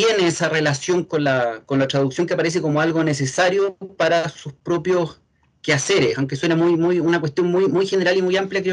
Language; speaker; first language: Spanish; native; Spanish